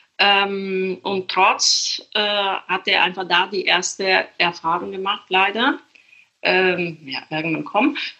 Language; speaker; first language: German; non-native, fluent; Italian